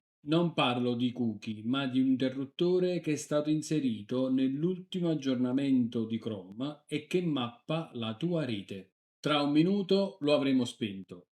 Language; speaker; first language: Italian; native; Italian